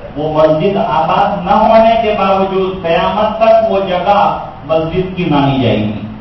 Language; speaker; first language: Urdu; non-native, local second language; Gujarati